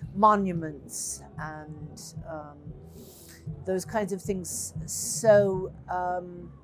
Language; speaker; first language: English; native; English